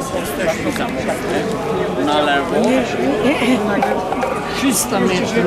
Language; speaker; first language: Polish; non-native, learner; Hungarian